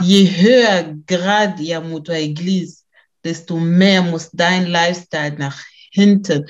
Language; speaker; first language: German; early bilingual, other home language; Lingala